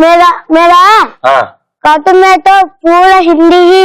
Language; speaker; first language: Hindi; non-native, learner; Telugu